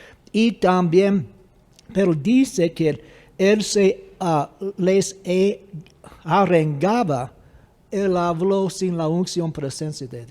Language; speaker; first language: Spanish; non-native, fluent; English